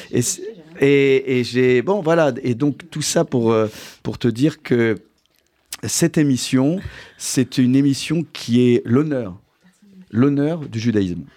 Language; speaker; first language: French; native; French